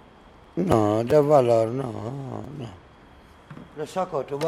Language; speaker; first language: Spanish; non-native, learner; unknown